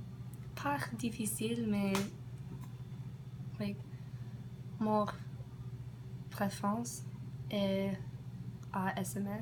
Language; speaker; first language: French; non-native, learner; English